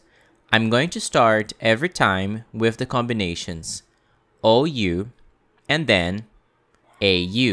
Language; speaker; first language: English; non-native, fluent; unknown